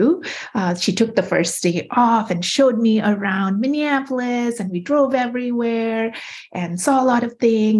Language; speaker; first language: English; non-native, local second language; Bangla